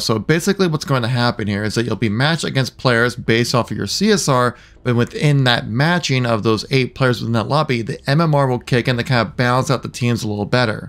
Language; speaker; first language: English; native; English